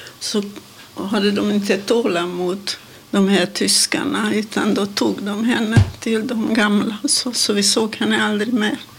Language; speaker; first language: Swedish; non-native, fluent; Hungarian